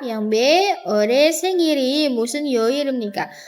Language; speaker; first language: Korean; non-native, learner; Indonesian